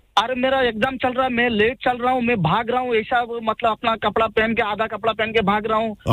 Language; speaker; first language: Hindi; non-native, fluent; Bangla